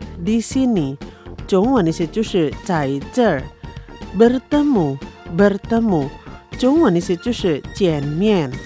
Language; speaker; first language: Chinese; non-native, fluent; Indonesian